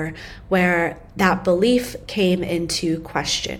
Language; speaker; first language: English; native; English